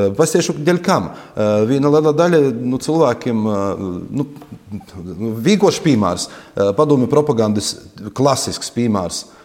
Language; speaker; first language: Latvian; native; Latvian